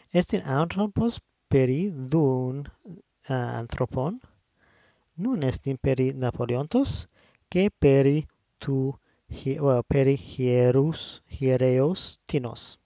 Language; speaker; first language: Greek; non-native, learner; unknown